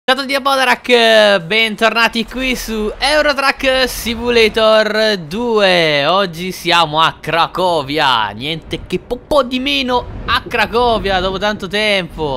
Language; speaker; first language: Italian; native; Italian